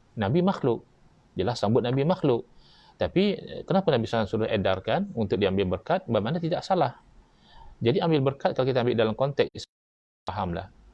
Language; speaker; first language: Malay; native; Malay